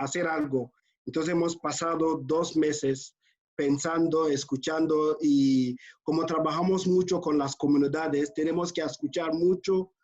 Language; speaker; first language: Spanish; non-native, fluent; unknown